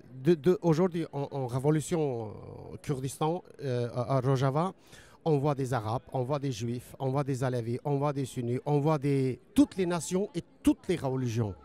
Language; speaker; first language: French; non-native, learner; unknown